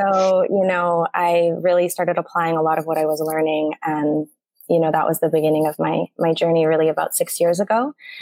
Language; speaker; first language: English; native; English